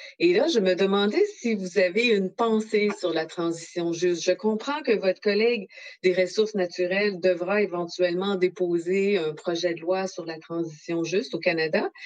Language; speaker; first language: French; native; French